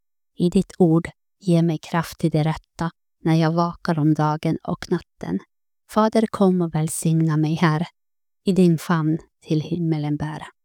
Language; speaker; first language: Swedish; native; Swedish